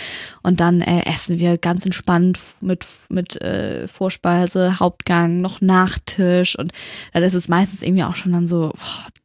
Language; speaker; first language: German; native; German